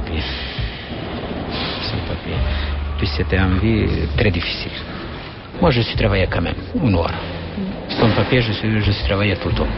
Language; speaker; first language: French; non-native, learner; Albanian